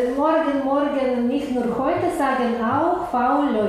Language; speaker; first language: German; non-native, learner; Ukrainian